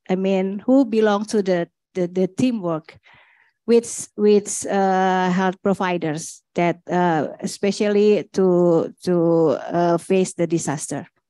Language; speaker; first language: English; non-native, fluent; Indonesian